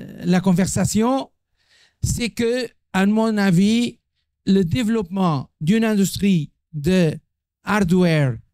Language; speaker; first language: French; non-native, fluent; Portuguese